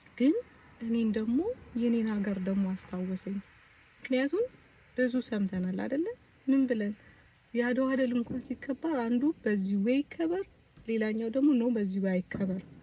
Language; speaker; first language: Amharic; native; Amharic